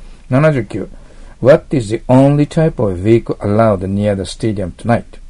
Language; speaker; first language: English; non-native, fluent; Japanese